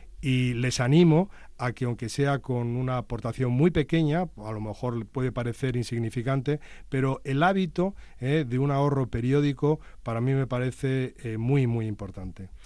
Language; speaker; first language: Spanish; native; Spanish